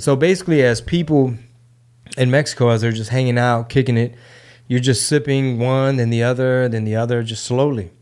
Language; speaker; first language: English; early bilingual, other home language; Spanish